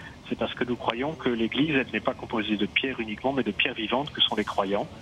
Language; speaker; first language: French; native; French